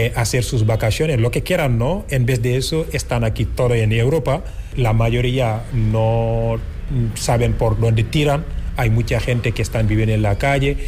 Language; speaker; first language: Spanish; non-native, fluent; Wolof